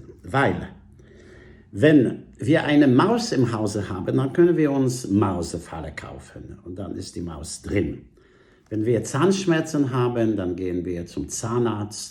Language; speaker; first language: German; non-native, fluent; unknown